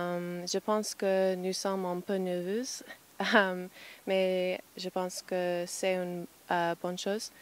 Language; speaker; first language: French; non-native, fluent; English